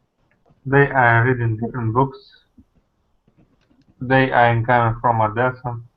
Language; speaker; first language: English; non-native, learner; Russian